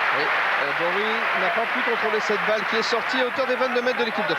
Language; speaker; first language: French; native; French